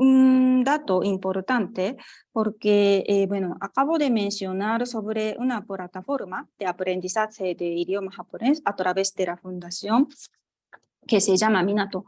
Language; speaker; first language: Spanish; non-native, fluent; Japanese